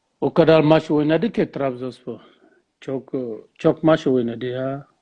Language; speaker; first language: Turkish; non-native, learner; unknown